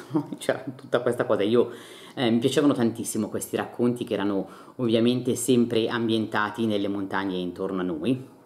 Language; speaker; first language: Italian; native; Italian